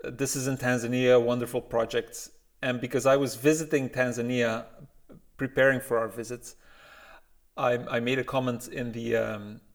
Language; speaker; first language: English; non-native, fluent; Dutch